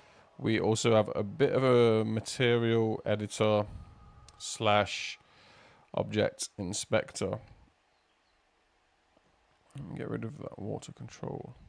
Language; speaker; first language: English; native; English